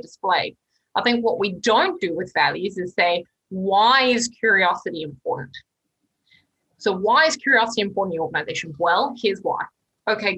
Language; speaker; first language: English; native; English